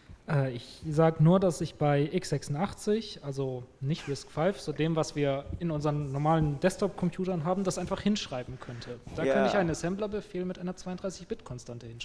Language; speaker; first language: German; native; German